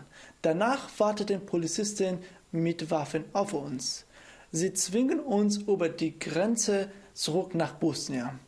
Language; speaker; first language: German; non-native, fluent; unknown